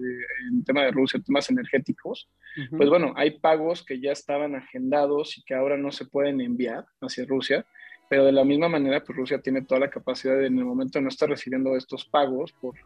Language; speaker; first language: Spanish; native; Spanish